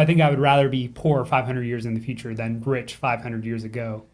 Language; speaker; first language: English; native; English